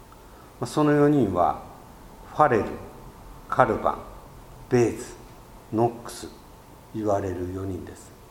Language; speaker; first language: Japanese; native; Japanese